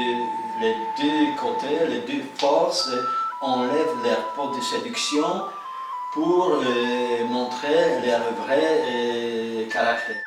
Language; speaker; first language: French; non-native, fluent; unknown